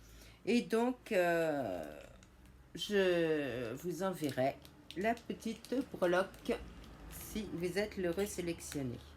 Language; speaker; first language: French; native; French